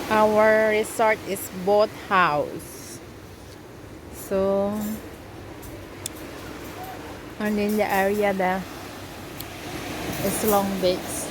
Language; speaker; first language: English; non-native, learner; Filipino